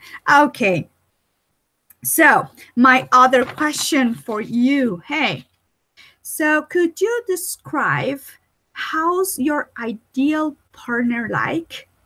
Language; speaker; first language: English; non-native, fluent; Spanish